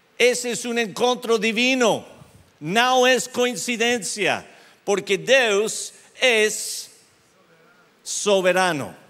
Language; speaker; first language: Portuguese; non-native, learner; English